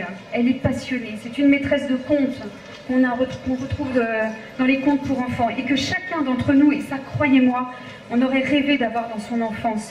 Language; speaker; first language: French; native; French